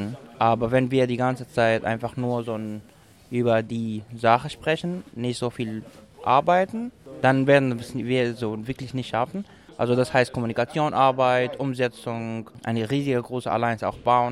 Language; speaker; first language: German; non-native, local second language; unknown